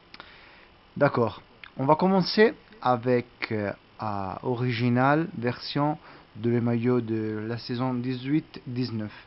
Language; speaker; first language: French; non-native, learner; Italian